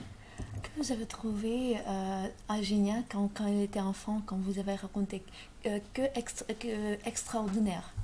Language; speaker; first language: French; non-native, learner; Russian